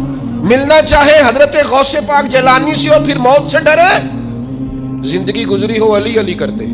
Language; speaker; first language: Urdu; non-native, local second language; Punjabi